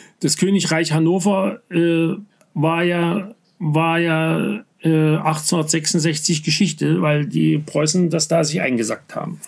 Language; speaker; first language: German; native; German